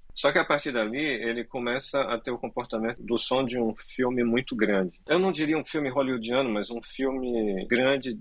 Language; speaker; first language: Portuguese; native; Portuguese